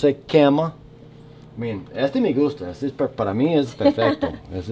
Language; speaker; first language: Spanish; non-native, learner; English